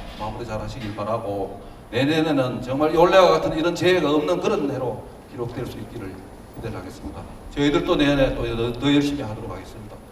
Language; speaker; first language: Korean; native; Korean